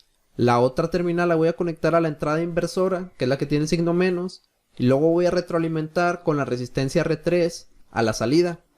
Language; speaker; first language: Spanish; native; Spanish